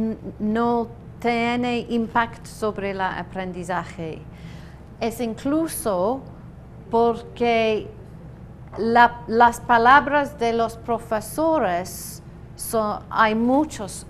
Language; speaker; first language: Spanish; non-native, learner; English